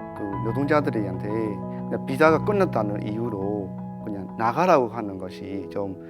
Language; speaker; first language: Korean; non-native, fluent; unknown